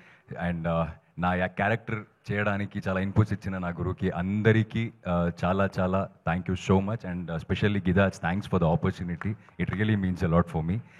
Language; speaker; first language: Telugu; non-native, fluent; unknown